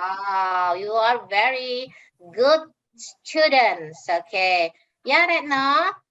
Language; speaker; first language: English; non-native, fluent; Indonesian